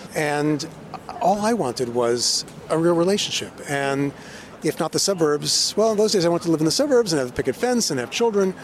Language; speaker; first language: English; native; English